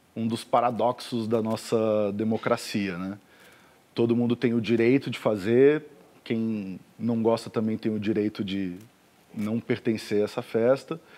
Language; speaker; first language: Portuguese; native; Portuguese